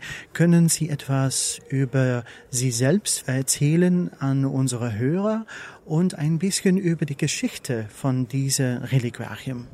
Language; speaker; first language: German; non-native, learner; Dutch